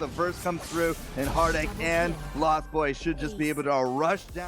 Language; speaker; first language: English; native; English